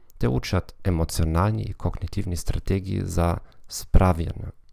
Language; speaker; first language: Bulgarian; non-native, learner; German